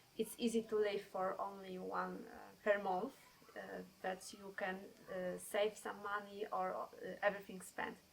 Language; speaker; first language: English; non-native, learner; Polish